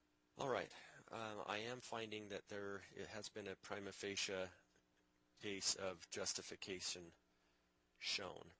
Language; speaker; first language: English; native; English